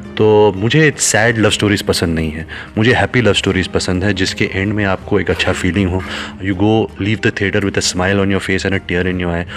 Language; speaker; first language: Hindi; native; Hindi